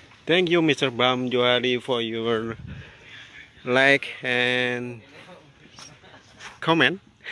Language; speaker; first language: English; non-native, learner; Indonesian